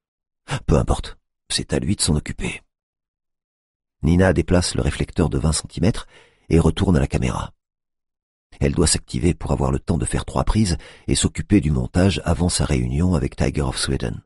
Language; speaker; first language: French; native; French